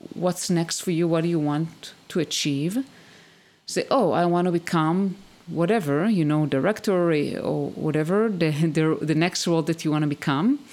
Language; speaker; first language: English; non-native, fluent; Hebrew